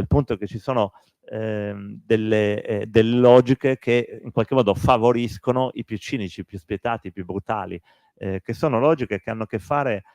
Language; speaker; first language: Italian; native; Italian